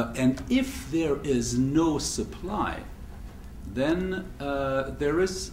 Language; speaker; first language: English; non-native, fluent; French